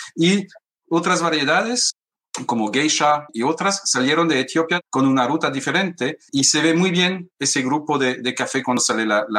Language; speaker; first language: Spanish; non-native, fluent; French